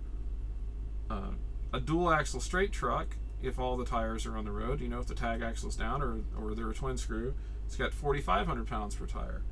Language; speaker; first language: English; native; English